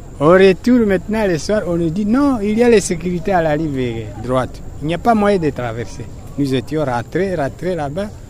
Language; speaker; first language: French; non-native, local second language; Swahili